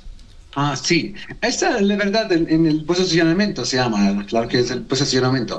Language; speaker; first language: Spanish; non-native, learner; Arabic